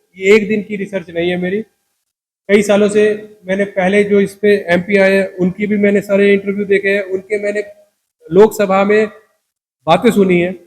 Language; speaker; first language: Hindi; non-native, local second language; Punjabi